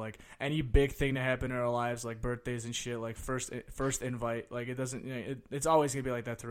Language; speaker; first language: English; native; English